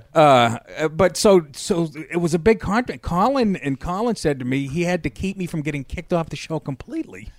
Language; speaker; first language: English; native; English